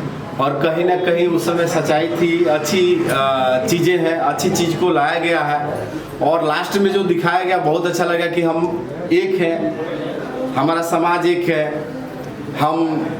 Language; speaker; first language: Hindi; native; Hindi